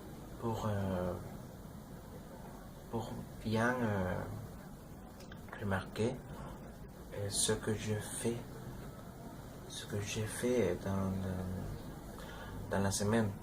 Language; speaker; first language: French; non-native, learner; Spanish